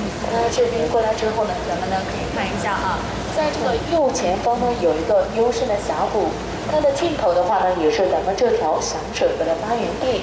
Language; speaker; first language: Chinese; native; Chinese